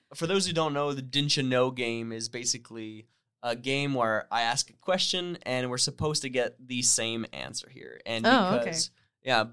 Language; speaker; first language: English; native; English